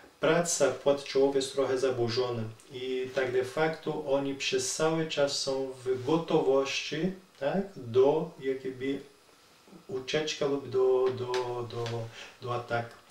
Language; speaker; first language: Polish; non-native, learner; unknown